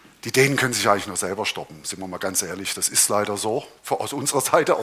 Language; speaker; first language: German; native; German